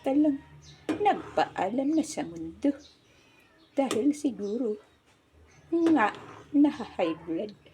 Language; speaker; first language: Filipino; non-native, local second language; Bikol